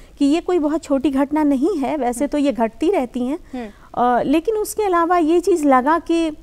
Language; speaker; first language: Hindi; native; Hindi